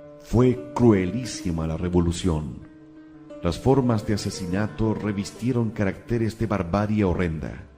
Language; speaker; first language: Spanish; native; Spanish